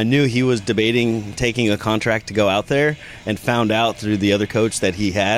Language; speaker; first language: English; early bilingual, other home language; Spanish